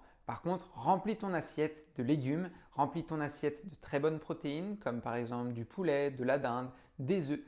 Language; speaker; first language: French; native; French